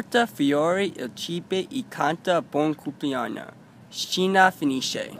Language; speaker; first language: Italian; non-native, learner; English